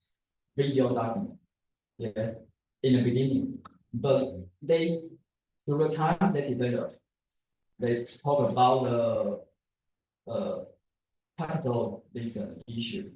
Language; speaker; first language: English; non-native, learner; Chinese